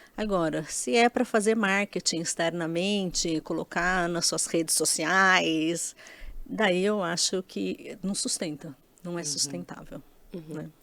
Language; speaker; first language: Portuguese; native; Portuguese